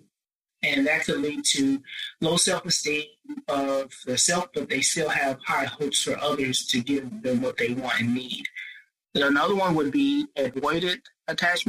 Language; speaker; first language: English; native; English